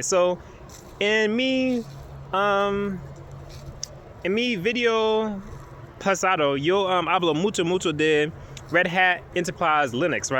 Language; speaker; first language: Spanish; non-native, learner; English